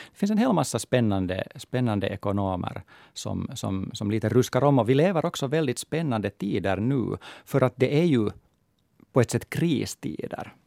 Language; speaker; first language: Swedish; native; Swedish